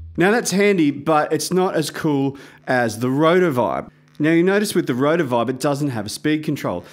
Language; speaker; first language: English; native; English